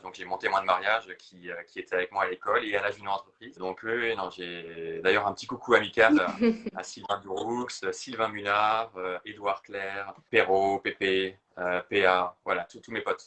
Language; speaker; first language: French; native; French